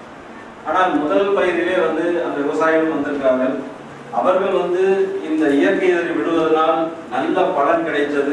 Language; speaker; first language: Tamil; native; Tamil